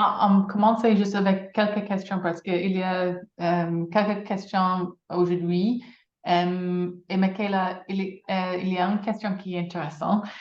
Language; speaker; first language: French; non-native, fluent; English